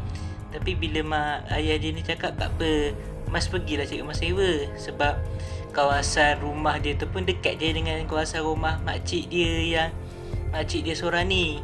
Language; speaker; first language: Malay; native; Malay